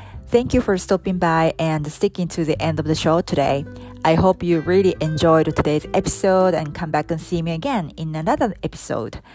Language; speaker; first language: English; non-native, fluent; Japanese